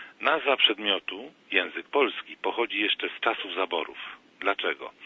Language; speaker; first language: Polish; native; Polish